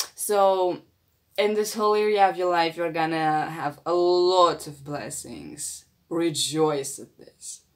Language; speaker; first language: English; non-native, fluent; Romanian